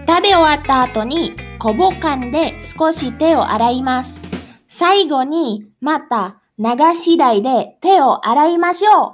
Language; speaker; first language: Japanese; non-native, fluent; Indonesian